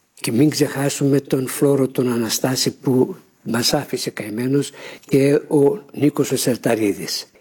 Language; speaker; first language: Greek; early bilingual, heritage; Greek